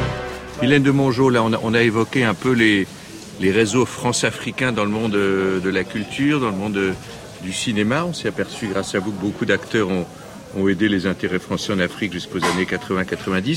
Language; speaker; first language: French; native; French